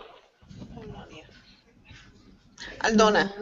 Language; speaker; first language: English; non-native, learner; Spanish